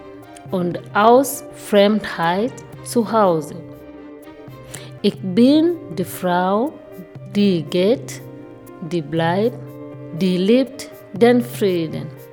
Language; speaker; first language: German; non-native, fluent; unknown